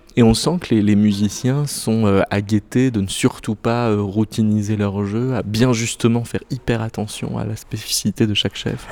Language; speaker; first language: French; native; French